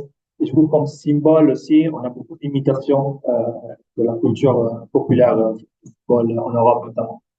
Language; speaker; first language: French; non-native, fluent; Italian